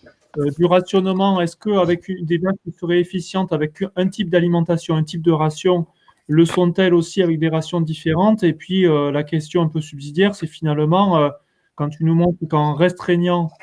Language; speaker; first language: French; native; French